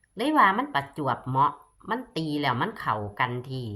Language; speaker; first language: Thai; non-native, local second language; Northeastern Thai